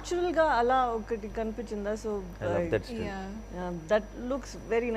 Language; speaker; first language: Telugu; non-native, fluent; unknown